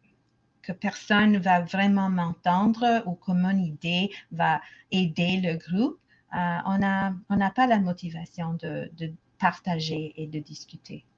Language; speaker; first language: French; non-native, local second language; English